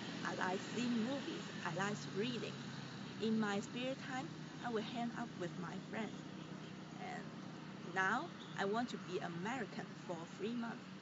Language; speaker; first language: English; non-native, learner; Chinese